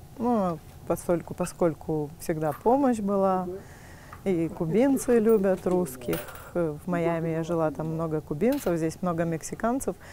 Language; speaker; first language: Russian; native; Russian